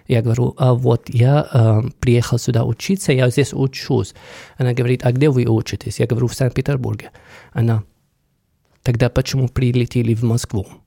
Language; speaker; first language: Russian; non-native, fluent; Arabic